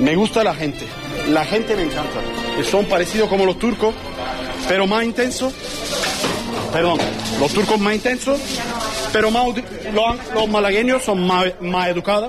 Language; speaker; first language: Spanish; non-native, learner; Turkish